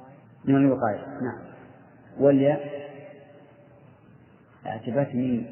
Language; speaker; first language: Arabic; native; Arabic